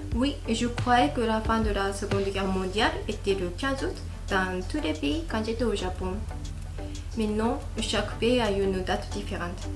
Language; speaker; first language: French; non-native, fluent; Japanese